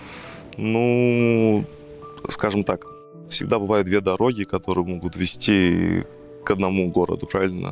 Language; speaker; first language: Russian; non-native, fluent; Greek